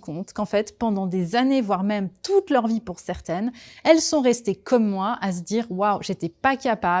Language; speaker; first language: French; native; French